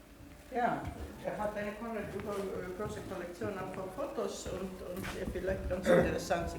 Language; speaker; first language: German; non-native, learner; Estonian